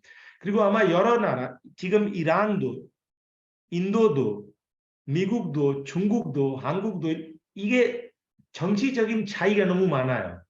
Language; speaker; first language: Korean; non-native, fluent; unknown